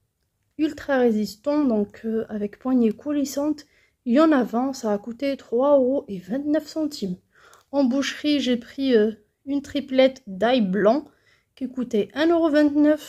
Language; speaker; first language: French; native; French